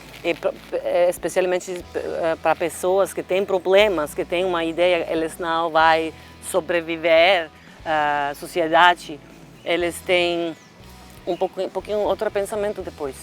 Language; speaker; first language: Portuguese; non-native, learner; Finnish